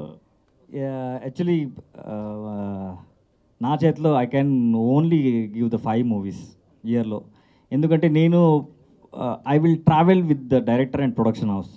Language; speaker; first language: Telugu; non-native, learner; Kannada